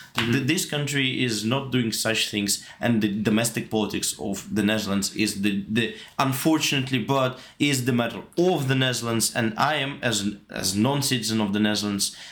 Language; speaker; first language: English; non-native, fluent; Russian